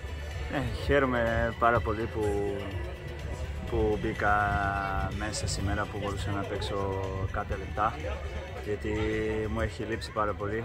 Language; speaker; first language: Greek; non-native, fluent; Portuguese